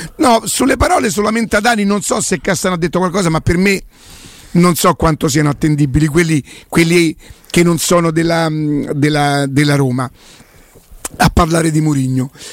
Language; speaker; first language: Italian; native; Italian